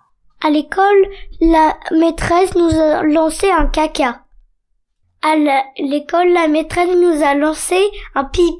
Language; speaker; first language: French; native; French